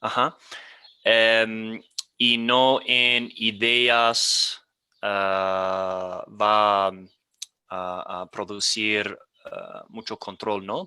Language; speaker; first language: Spanish; non-native, fluent; English